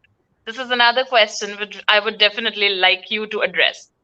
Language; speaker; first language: English; non-native, local second language; Hindi